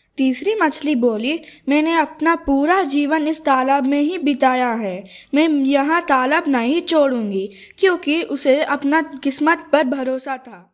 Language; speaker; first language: Hindi; non-native, local second language; Telugu